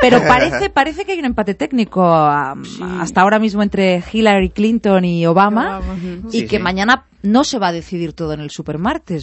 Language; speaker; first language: Spanish; native; Spanish